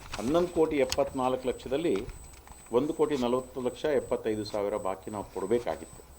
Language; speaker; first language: Kannada; non-native, local second language; Lambadi